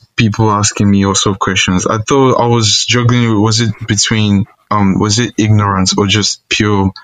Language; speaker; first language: English; non-native, local second language; Igbo